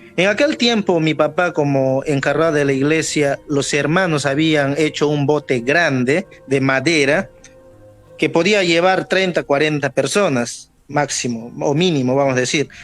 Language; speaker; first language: Spanish; non-native, local second language; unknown